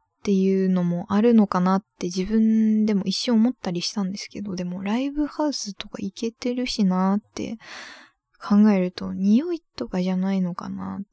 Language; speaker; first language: Japanese; native; Japanese